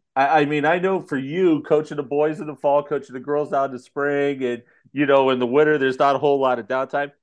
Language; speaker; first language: English; native; English